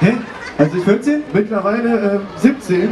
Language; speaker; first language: German; native; German